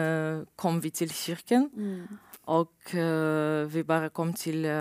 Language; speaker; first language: Norwegian; non-native, learner; Romanian